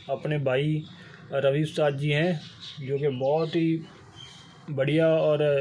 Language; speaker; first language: Hindi; non-native, local second language; Punjabi